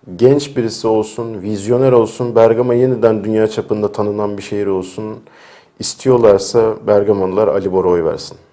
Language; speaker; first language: Turkish; native; Turkish